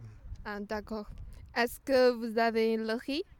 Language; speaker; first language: French; non-native, learner; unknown